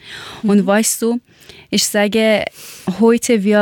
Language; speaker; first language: German; non-native, local second language; Persian